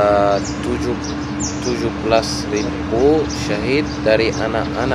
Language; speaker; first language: Indonesian; non-native, learner; Arabic